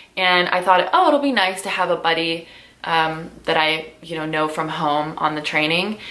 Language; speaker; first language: English; native; English